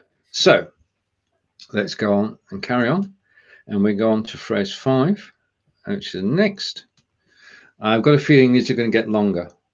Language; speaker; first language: English; native; English